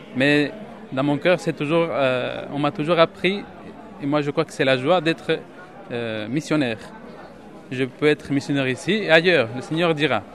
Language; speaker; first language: French; non-native, fluent; Spanish